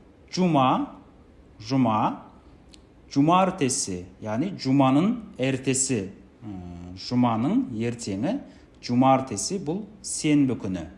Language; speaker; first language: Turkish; non-native, fluent; Kazakh